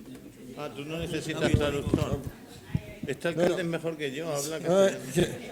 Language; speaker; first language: Spanish; native; Spanish